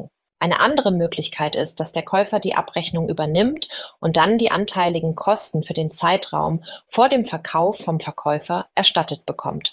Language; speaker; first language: German; native; German